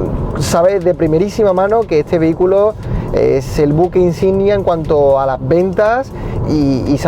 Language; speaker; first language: Spanish; native; Spanish